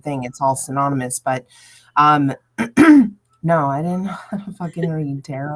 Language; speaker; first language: English; native; English